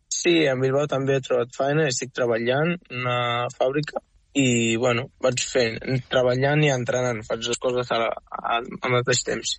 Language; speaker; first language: Catalan; non-native, fluent; Arabic